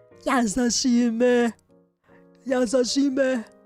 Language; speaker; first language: Japanese; non-native, learner; English